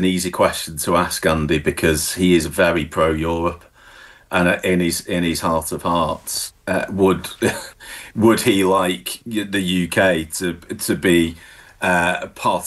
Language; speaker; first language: English; native; English